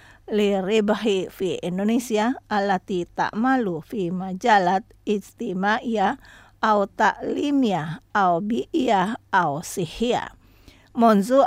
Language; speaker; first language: Arabic; non-native, fluent; Indonesian